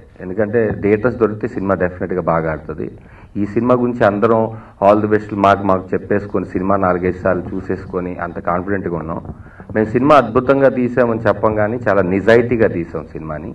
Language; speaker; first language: Telugu; native; Telugu